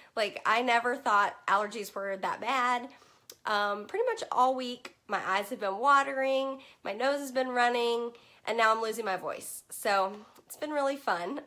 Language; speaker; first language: English; native; English